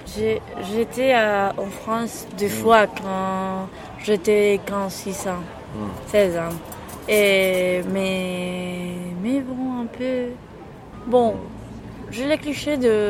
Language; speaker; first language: French; non-native, learner; Spanish